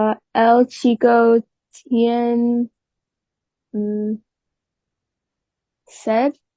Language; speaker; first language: Spanish; non-native, learner; English